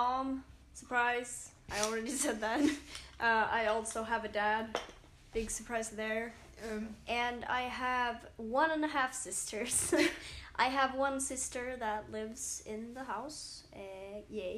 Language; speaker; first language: English; non-native, fluent; Swedish